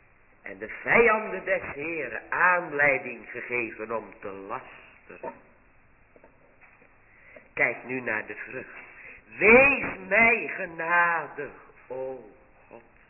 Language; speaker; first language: Dutch; native; Dutch